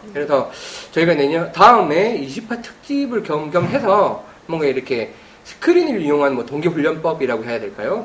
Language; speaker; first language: Korean; native; Korean